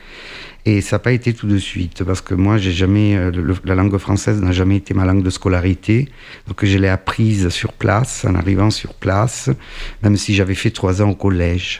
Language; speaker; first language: French; non-native, fluent; Italian